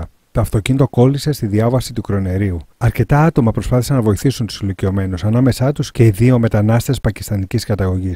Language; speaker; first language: Greek; native; Greek